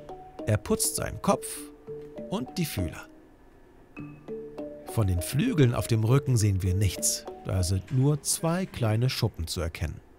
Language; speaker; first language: German; native; German